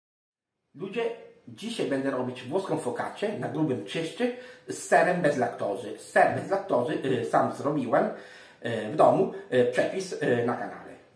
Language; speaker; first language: Polish; non-native, fluent; Italian